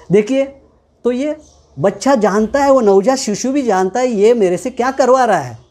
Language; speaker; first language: Hindi; non-native, local second language; Marathi